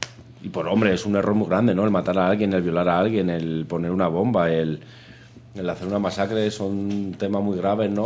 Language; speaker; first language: Spanish; native; Spanish